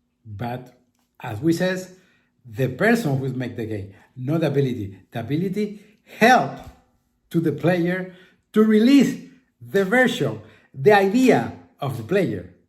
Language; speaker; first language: English; non-native, fluent; Spanish